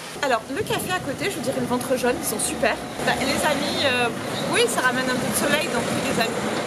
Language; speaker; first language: French; native; French